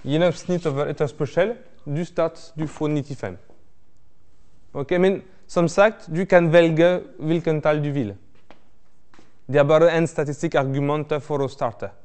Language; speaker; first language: Norwegian; non-native, fluent; French